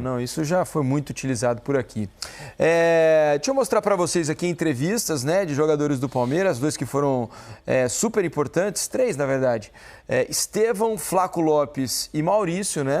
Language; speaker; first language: Portuguese; native; Portuguese